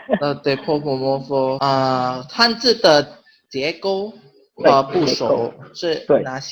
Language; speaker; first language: Chinese; non-native, learner; Filipino